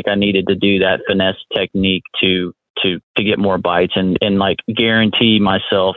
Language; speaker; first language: English; native; English